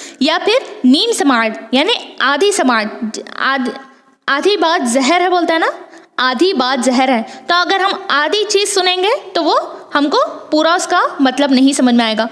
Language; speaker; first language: Urdu; native; Urdu